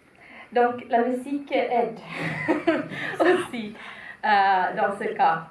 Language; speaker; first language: French; non-native, fluent; Finnish